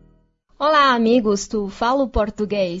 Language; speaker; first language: Portuguese; non-native, fluent; Chinese